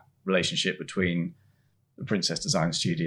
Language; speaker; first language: English; native; English